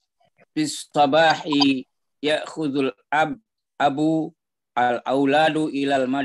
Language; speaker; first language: Arabic; non-native, learner; Indonesian